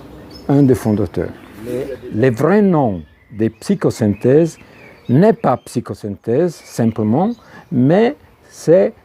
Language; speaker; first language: French; non-native, fluent; Italian